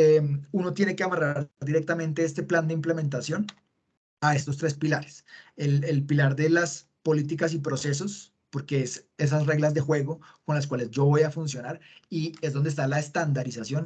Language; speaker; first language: Spanish; native; Spanish